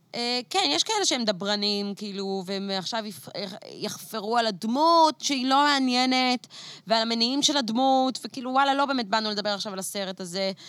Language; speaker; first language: Hebrew; native; Hebrew